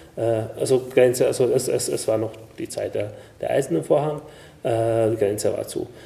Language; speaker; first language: German; non-native, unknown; Hungarian